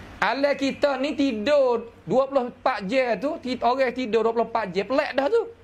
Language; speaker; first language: Malay; native; Malay